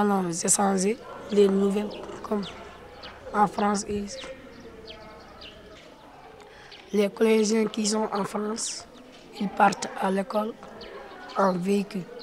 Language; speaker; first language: French; non-native, local second language; Fula